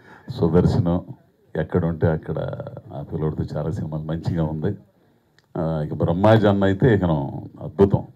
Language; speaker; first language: Telugu; native; Telugu